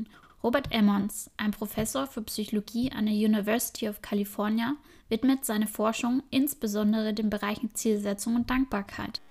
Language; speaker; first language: German; native; German